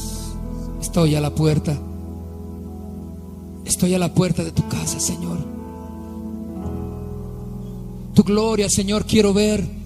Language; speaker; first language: Spanish; native; Spanish